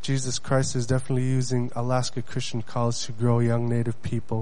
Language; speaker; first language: English; early bilingual, other home language; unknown